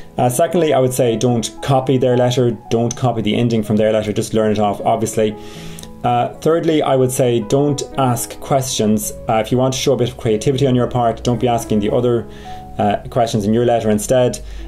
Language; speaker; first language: English; native; English